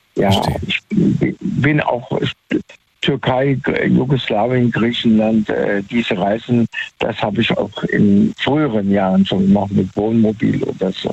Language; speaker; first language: German; native; German